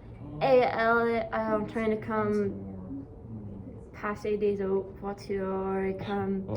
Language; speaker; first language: French; non-native, learner; English